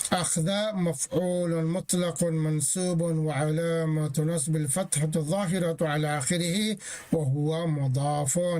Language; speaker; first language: Arabic; non-native, fluent; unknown